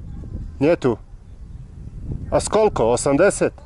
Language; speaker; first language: Russian; non-native, learner; Croatian